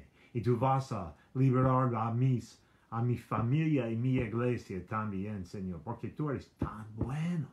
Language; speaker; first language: Spanish; non-native, learner; English